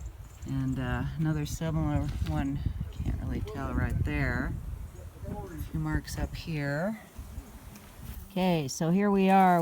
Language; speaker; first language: English; native; English